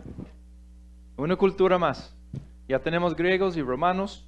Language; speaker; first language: Spanish; non-native, fluent; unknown